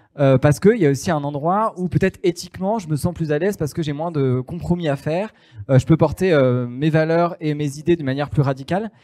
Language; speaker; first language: French; native; French